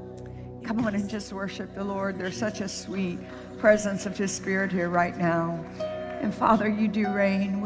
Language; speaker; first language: English; native; English